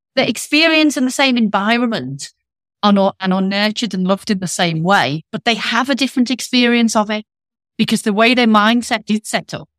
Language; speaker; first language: English; native; English